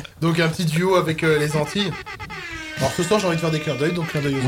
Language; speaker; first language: French; native; French